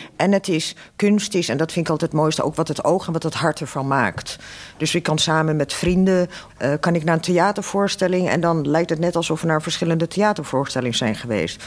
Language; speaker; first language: Dutch; early bilingual, other home language; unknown